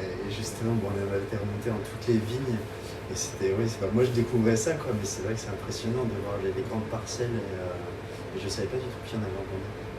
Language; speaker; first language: French; native; French